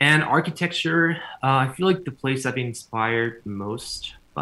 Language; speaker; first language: English; non-native, fluent; Spanish